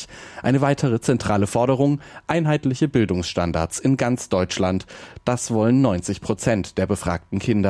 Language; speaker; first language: German; native; German